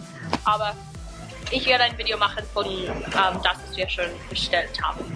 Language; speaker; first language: German; non-native, learner; English